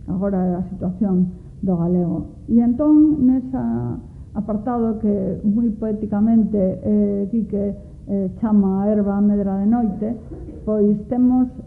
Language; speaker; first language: Spanish; non-native, local second language; Galician